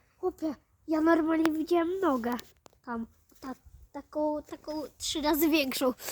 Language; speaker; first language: Polish; native; Polish